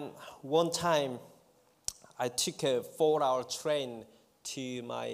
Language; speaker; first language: English; non-native, fluent; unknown